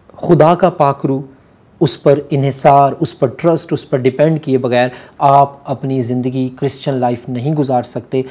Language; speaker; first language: Urdu; non-native, local second language; Punjabi